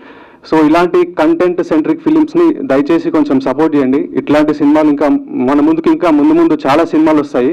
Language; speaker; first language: Telugu; native; Telugu